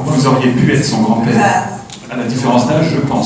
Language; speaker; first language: French; native; French